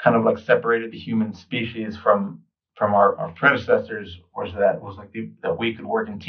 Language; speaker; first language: English; native; English